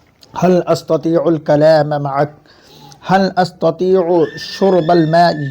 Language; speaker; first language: Arabic; non-native, fluent; Urdu